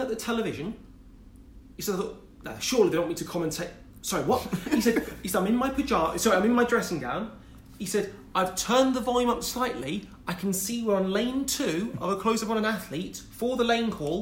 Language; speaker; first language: English; native; English